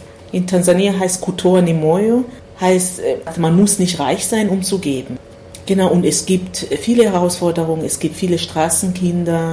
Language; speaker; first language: German; non-native, fluent; Swahili